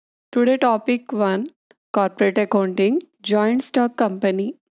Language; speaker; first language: English; non-native, local second language; Telugu